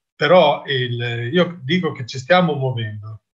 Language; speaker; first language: Italian; native; Italian